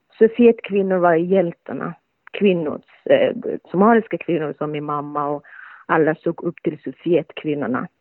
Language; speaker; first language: Swedish; non-native, fluent; Somali